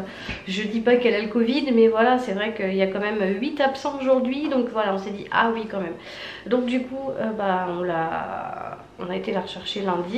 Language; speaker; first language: French; native; French